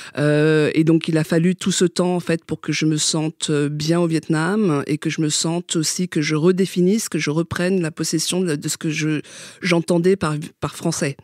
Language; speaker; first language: French; early bilingual, other home language; Vietnamese